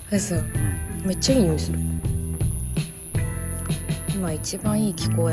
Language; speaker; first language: Japanese; native; Japanese